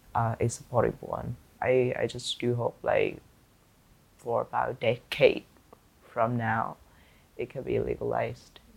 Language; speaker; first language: English; non-native, fluent; Vietnamese